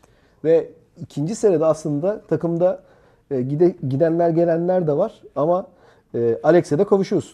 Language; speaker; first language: Turkish; native; Turkish